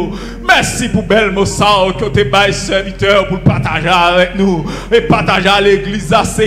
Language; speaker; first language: French; non-native, local second language; Haitian Creole